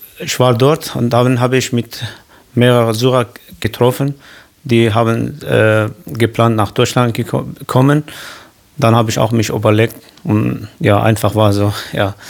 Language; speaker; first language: German; non-native, learner; Kurdish